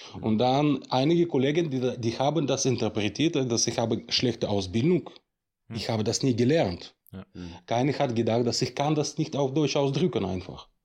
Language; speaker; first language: German; non-native, fluent; Russian